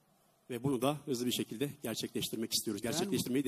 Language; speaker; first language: Turkish; native; Turkish